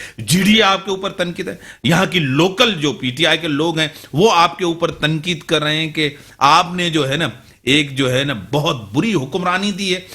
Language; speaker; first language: Urdu; native; Urdu